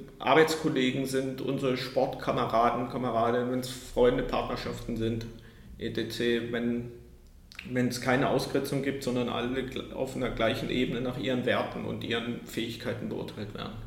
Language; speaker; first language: German; native; German